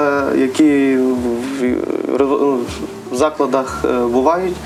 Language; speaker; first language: Ukrainian; native; Ukrainian